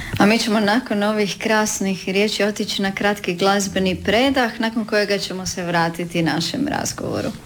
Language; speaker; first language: Croatian; native; Croatian